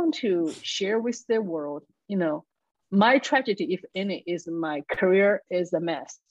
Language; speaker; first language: English; non-native, fluent; Chinese